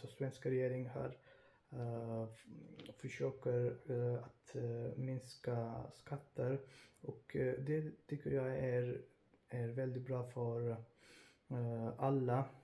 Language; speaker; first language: Swedish; non-native, fluent; Urdu